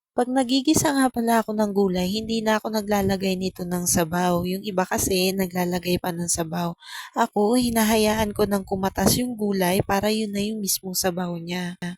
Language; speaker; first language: Filipino; non-native, local second language; Bikol